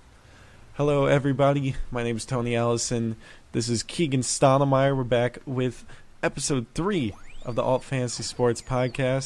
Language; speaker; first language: English; native; English